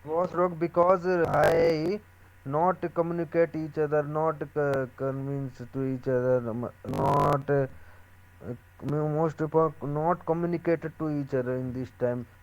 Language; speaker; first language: English; non-native, learner; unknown